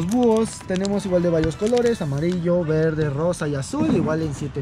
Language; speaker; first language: Spanish; native; Spanish